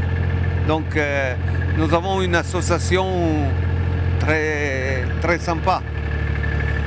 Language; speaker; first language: French; non-native, fluent; Italian